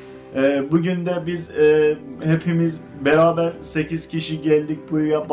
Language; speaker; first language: Turkish; non-native, fluent; Azerbaijani